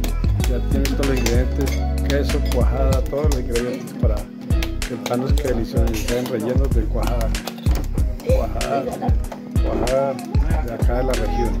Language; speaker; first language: Spanish; native; Spanish